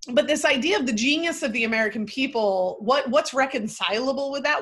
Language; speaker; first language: English; native; English